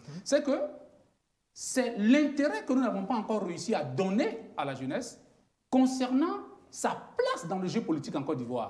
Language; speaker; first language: French; native; French